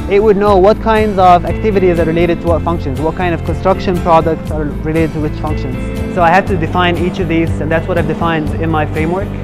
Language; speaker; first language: English; non-native, fluent; Arabic